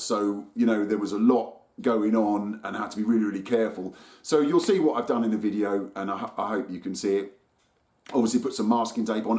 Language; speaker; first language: English; native; English